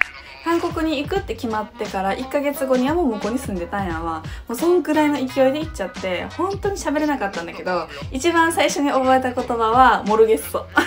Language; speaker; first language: Japanese; native; Japanese